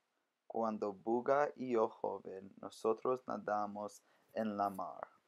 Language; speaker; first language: Spanish; non-native, learner; English